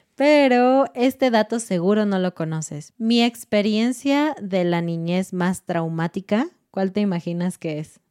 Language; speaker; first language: Spanish; native; Spanish